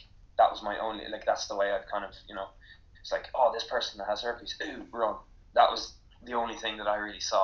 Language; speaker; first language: English; native; English